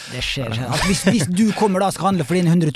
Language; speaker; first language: Norwegian; native; Norwegian